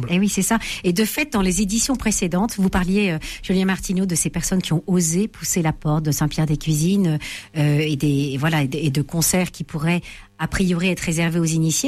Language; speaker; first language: French; native; French